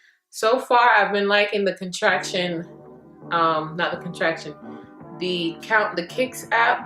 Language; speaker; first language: English; native; English